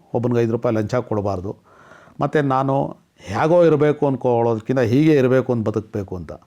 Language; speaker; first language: Kannada; non-native, local second language; Telugu